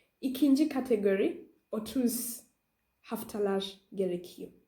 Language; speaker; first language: Turkish; non-native, learner; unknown